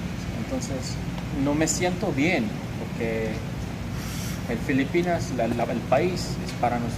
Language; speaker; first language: Spanish; non-native, fluent; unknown